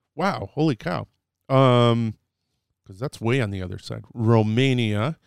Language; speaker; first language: English; native; English